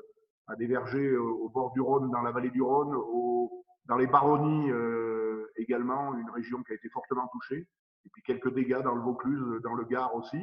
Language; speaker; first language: French; native; French